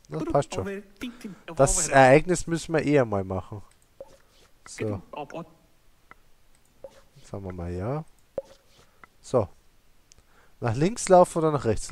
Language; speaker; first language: German; native; German